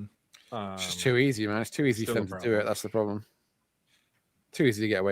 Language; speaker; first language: English; native; English